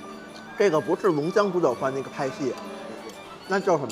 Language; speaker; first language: Chinese; native; Chinese